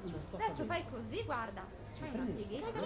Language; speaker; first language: Italian; native; Italian